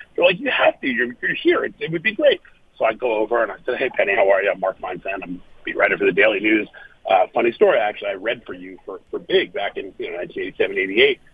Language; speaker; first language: English; native; English